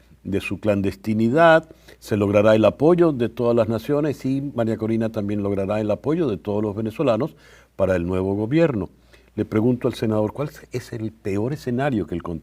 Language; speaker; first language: Spanish; native; Spanish